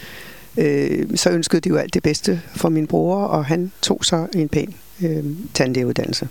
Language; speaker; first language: Danish; native; Danish